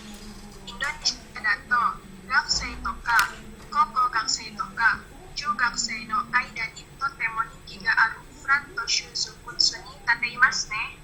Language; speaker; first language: Japanese; non-native, learner; Indonesian